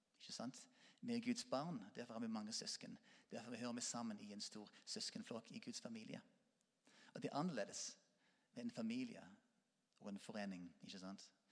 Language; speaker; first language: Norwegian; non-native, fluent; English